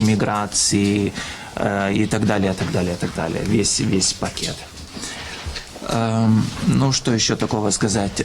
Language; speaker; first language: Russian; non-native, fluent; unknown